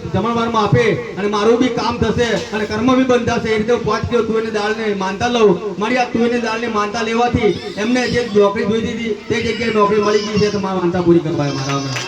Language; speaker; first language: Gujarati; native; Gujarati